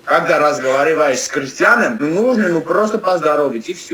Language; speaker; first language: Russian; non-native, learner; Armenian